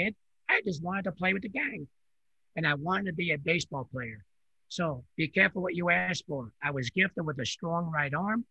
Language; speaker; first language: English; early bilingual, other home language; Italian